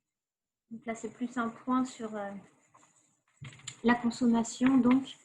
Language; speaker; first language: French; native; French